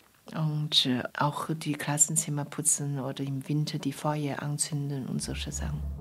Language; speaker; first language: German; non-native, fluent; Chinese